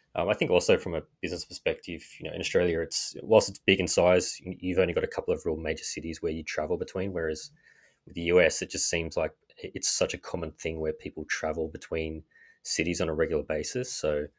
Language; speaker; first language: English; native; English